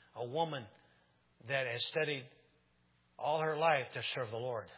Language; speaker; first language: English; non-native, fluent; Spanish